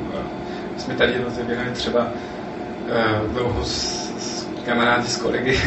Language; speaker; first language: Czech; non-native, fluent; French